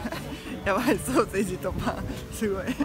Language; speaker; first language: Japanese; non-native, fluent; Hungarian